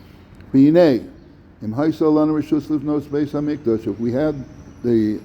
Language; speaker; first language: Hebrew; non-native, fluent; English